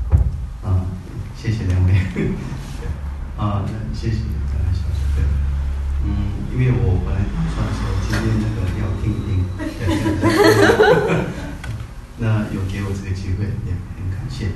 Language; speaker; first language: Chinese; non-native, learner; Tibetan